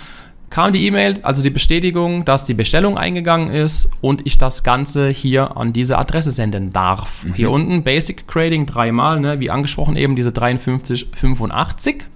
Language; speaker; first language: German; native; German